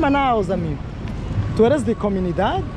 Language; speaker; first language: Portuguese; non-native, learner; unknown